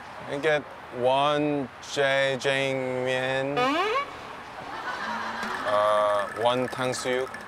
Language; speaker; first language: Korean; early bilingual, heritage; Korean